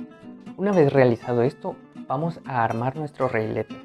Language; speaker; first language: Spanish; native; Spanish